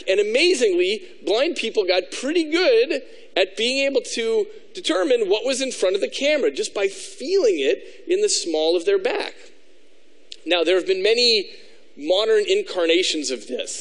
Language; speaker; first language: English; native; English